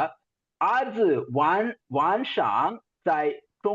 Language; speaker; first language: Chinese; non-native, fluent; Tamil